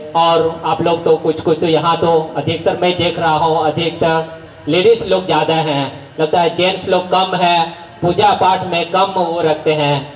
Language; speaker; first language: Hindi; non-native, local second language; Marathi